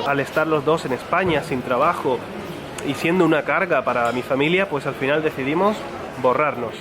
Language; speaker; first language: Spanish; native; Spanish